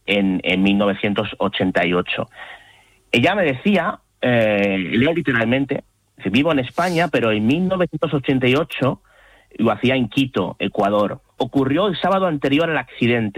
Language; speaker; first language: Spanish; native; Spanish